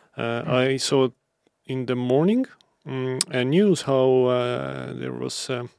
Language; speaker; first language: English; non-native, fluent; Estonian